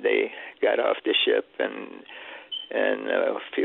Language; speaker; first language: English; early bilingual, other home language; Swedish